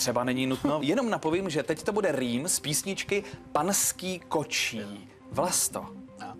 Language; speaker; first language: Czech; native; Czech